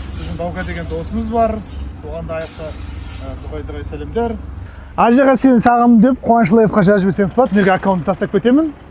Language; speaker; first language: Kazakh; native; Kazakh